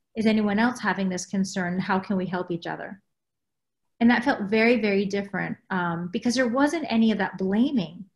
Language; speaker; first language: English; native; English